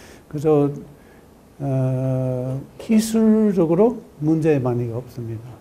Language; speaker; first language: Korean; non-native, learner; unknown